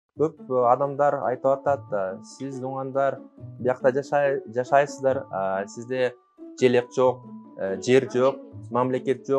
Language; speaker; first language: Kyrgyz; non-native, local second language; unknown